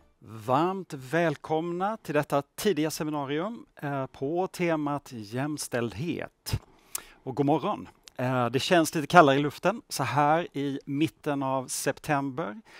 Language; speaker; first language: Swedish; native; Swedish